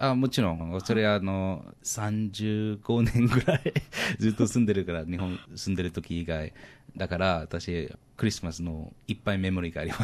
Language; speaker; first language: Japanese; non-native, learner; English